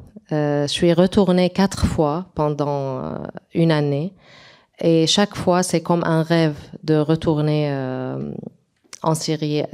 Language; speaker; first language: French; non-native, local second language; Arabic